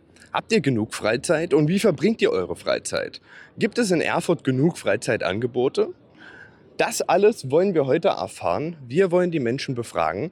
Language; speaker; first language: German; native; German